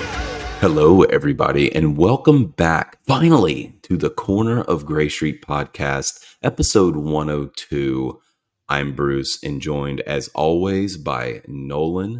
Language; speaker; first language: English; native; English